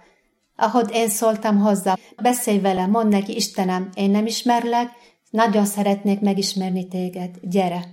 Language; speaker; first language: Hungarian; non-native, learner; Arabic